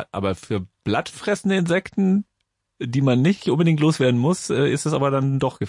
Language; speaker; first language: German; native; German